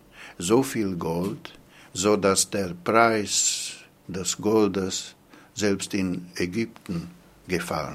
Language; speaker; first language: German; non-native, fluent; Romanian